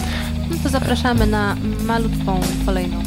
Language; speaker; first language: Polish; native; Polish